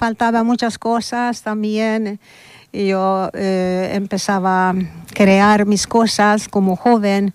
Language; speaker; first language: Spanish; non-native, learner; Hungarian